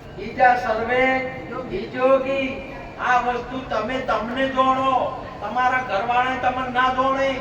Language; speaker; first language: Gujarati; non-native, local second language; Marwari